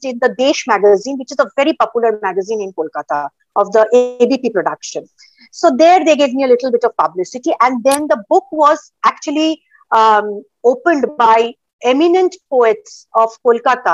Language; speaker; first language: English; non-native, local second language; Bangla